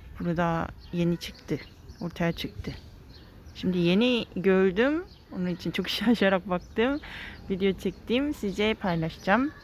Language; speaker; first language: Turkish; non-native, learner; Korean